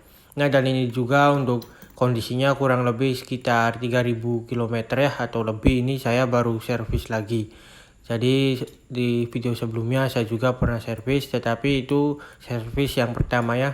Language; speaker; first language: Indonesian; native; Indonesian